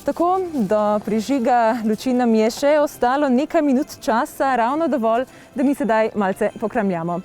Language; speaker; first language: Slovenian; native; Slovenian